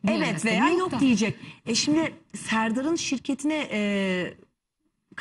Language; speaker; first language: Turkish; native; Turkish